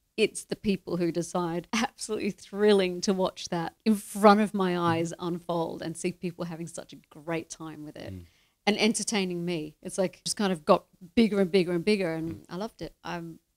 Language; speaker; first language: English; native; English